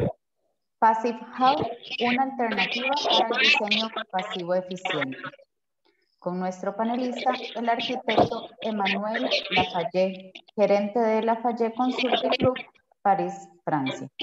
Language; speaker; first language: Spanish; native; Spanish